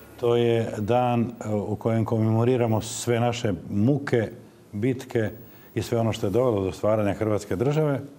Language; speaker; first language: Croatian; native; Croatian